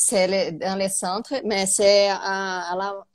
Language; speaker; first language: French; non-native, learner; Portuguese